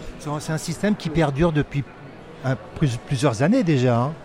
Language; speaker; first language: French; native; French